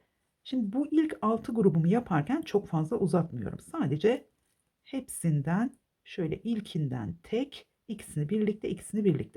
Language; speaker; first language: Turkish; native; Turkish